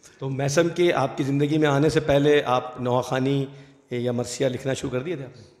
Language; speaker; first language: Urdu; native; Urdu